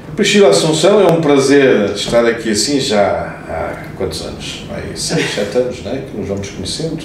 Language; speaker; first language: Portuguese; native; Portuguese